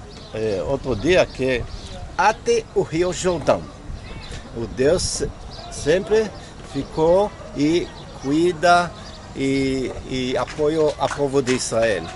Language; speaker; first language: Portuguese; non-native, fluent; Hebrew